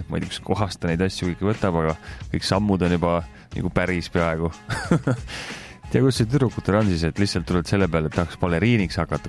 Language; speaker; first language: Estonian; native; Estonian